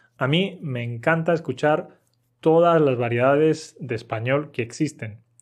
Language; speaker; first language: Spanish; native; Spanish